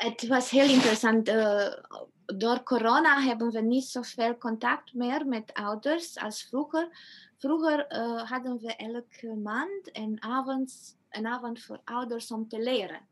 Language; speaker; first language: Dutch; non-native, fluent; Romanian